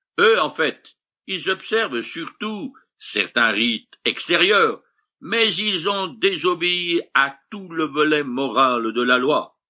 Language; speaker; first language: French; native; French